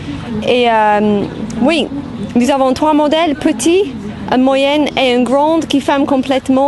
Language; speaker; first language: French; non-native, fluent; English